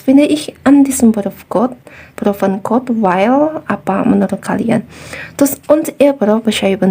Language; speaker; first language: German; non-native, fluent; Indonesian